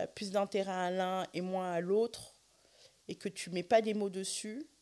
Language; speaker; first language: French; early bilingual, other home language; Fula